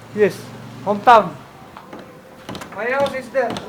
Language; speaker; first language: English; non-native, learner; Maranao